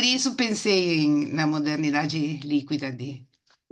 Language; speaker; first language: Portuguese; non-native, fluent; Spanish